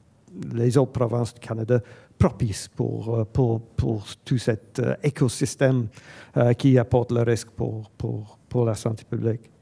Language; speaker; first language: French; non-native, fluent; English